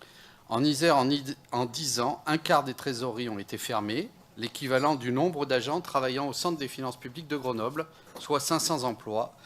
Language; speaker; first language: French; native; French